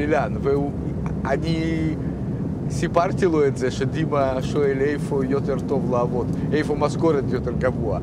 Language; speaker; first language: Hebrew; non-native, fluent; Russian